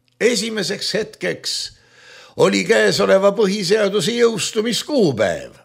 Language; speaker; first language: Estonian; native; Estonian